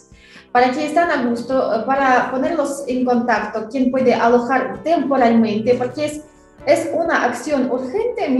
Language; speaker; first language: Spanish; non-native, fluent; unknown